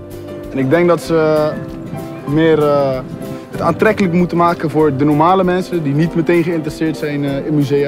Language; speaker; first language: Dutch; native; Dutch